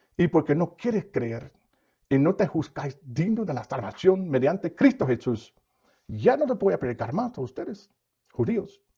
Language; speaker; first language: Spanish; non-native, fluent; English